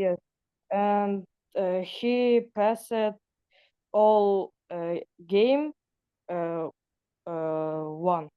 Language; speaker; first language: English; non-native, learner; Russian